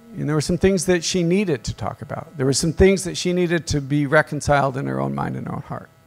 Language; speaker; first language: English; native; English